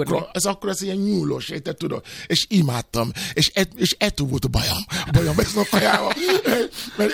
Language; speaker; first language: Hungarian; non-native, fluent; Yoruba